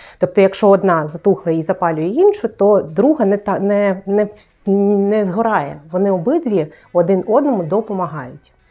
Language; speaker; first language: Ukrainian; native; Ukrainian